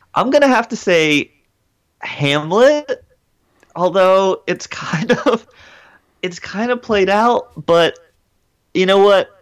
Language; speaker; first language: English; native; English